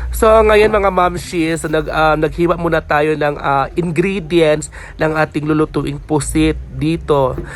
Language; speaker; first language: Filipino; non-native, local second language; Cebuano